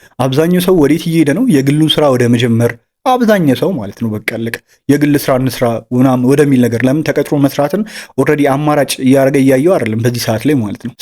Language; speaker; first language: Amharic; native; Amharic